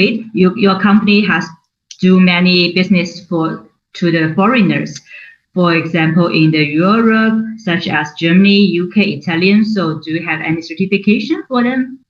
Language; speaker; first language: English; non-native, learner; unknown